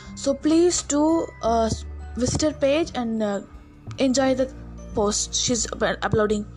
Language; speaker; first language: English; non-native, local second language; Tamil